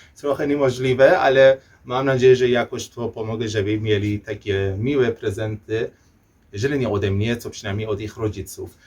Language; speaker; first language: Polish; non-native, learner; Persian